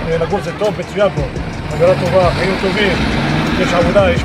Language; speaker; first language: Hebrew; non-native, local second language; Arabic